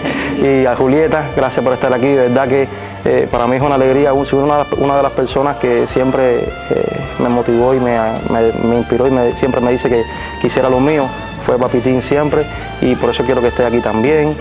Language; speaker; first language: Spanish; native; Spanish